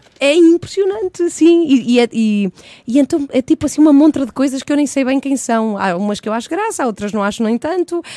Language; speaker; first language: Portuguese; early bilingual, heritage; Portuguese